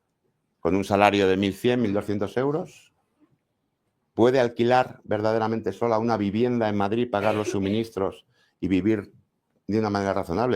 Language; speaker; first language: Spanish; native; Spanish